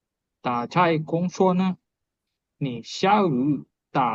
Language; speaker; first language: Chinese; non-native, learner; Indonesian